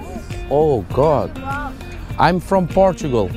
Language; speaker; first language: English; non-native, fluent; Portuguese